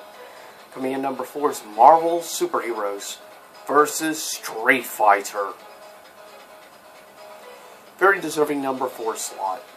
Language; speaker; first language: English; native; English